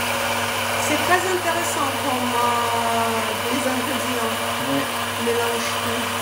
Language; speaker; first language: French; non-native, learner; Russian